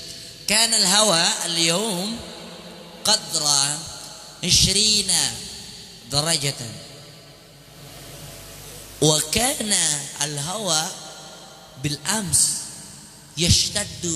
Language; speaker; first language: Arabic; non-native, fluent; Indonesian